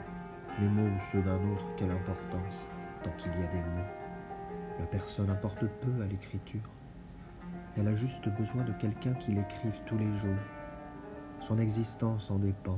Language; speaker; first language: French; native; French